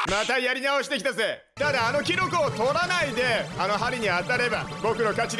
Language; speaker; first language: Japanese; native; Japanese